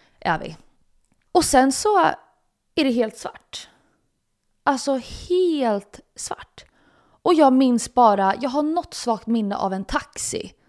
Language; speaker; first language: Swedish; native; Swedish